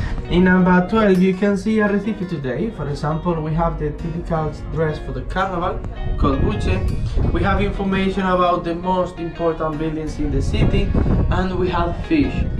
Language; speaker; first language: English; non-native, fluent; Spanish